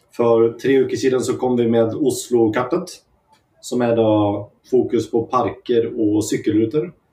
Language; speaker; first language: Swedish; native; Swedish